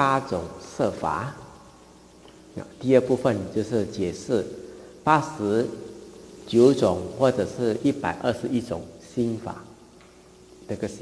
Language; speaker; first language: Chinese; native; Chinese